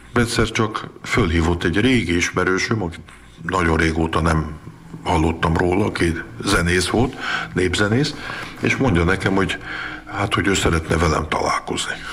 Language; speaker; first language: Hungarian; early bilingual, heritage; Hungarian